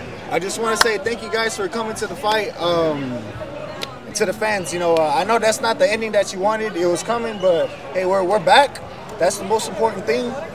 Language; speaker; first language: English; early bilingual, other home language; Spanish